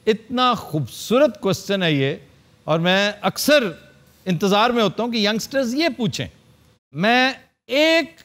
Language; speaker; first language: Urdu; native; Urdu